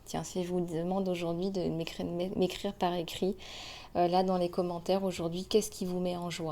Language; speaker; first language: French; native; French